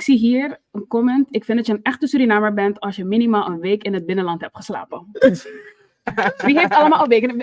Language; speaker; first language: Dutch; native; Dutch